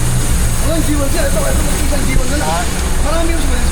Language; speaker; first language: Filipino; native; Filipino